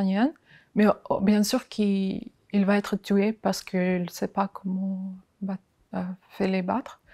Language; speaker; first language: French; non-native, fluent; Ukrainian